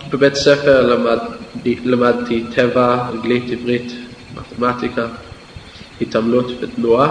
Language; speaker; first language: Hebrew; non-native, fluent; English